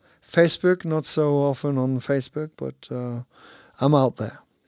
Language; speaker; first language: English; non-native, fluent; Norwegian